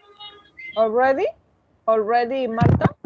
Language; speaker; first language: English; non-native, learner; Spanish